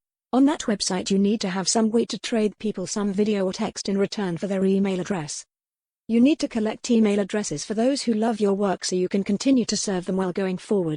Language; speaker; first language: English; native; English